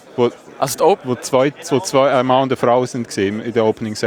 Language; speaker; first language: German; native; German